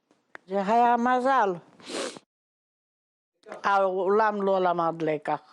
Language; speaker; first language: Hebrew; non-native, fluent; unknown